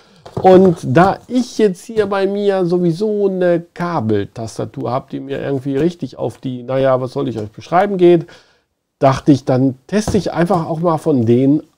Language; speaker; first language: German; native; German